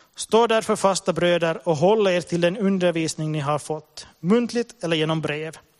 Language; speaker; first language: Swedish; native; Swedish